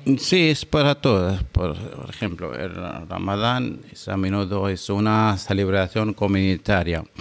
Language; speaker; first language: Spanish; non-native, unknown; Arabic